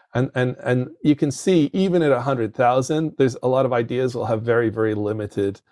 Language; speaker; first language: English; native; English